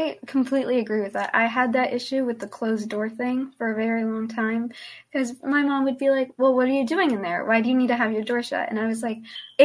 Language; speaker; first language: English; early bilingual, other home language; Spanish